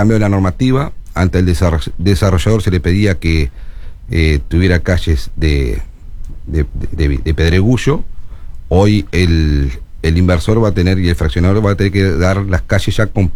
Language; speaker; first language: Spanish; native; Spanish